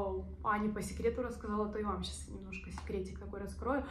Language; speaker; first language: Russian; native; Russian